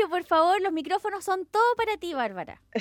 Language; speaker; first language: Spanish; native; Spanish